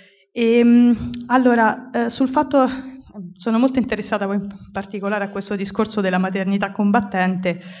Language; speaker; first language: Italian; native; Italian